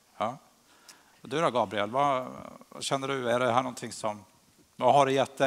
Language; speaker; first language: Swedish; native; Swedish